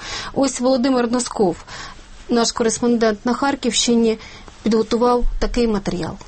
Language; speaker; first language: Ukrainian; native; Ukrainian